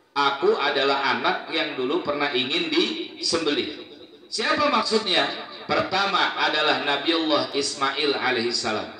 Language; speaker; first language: Indonesian; native; Indonesian